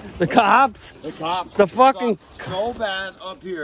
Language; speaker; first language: English; native; English